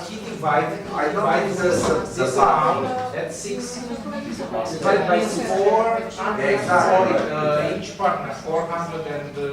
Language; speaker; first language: English; non-native, learner; Romanian